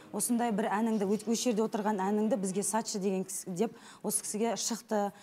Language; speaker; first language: Kazakh; native; Kazakh